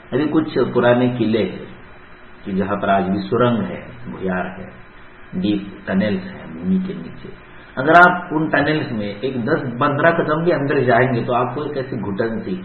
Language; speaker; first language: Hindi; non-native, local second language; Marathi